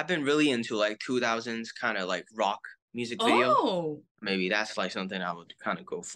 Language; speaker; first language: English; non-native, local second language; Cantonese